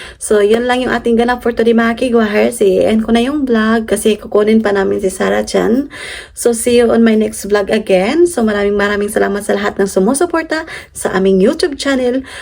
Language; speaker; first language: Filipino; non-native, local second language; Cebuano